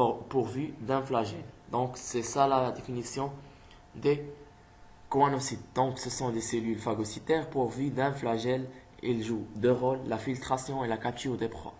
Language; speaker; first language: French; non-native, local second language; Arabic